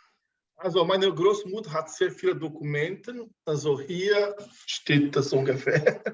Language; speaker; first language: German; non-native, fluent; Portuguese